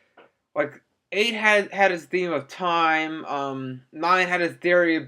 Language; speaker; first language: English; native; English